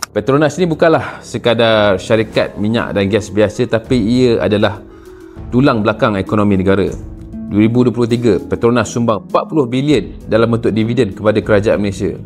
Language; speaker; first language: Malay; native; Malay